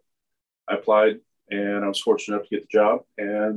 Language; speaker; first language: English; native; English